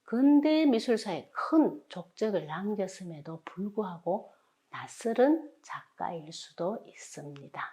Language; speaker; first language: Korean; native; Korean